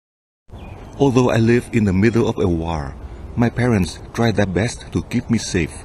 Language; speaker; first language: English; non-native, fluent; Vietnamese